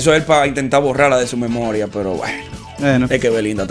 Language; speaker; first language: Spanish; native; Spanish